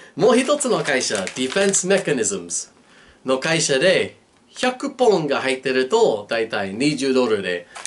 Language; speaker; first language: Japanese; non-native, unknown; English